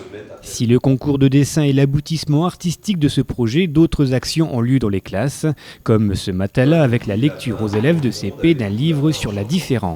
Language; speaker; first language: French; native; French